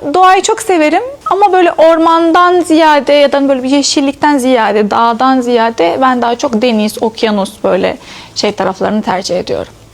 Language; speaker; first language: Turkish; non-native, fluent; Arabic